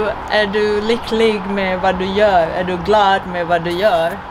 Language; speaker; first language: Swedish; non-native, fluent; Indonesian